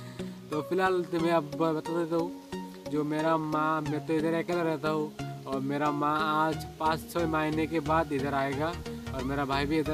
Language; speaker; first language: Hindi; non-native, local second language; Bangla